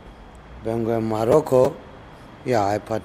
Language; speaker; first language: Spanish; non-native, learner; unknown